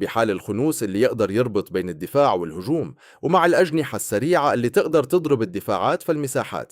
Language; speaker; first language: Arabic; native; Arabic